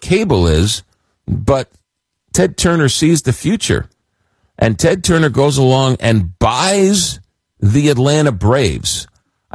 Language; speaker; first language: English; native; English